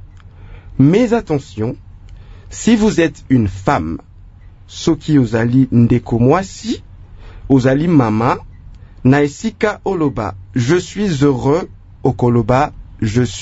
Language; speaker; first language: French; non-native, local second language; Lingala